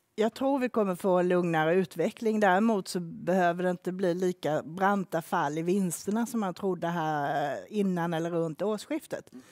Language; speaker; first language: Swedish; native; Swedish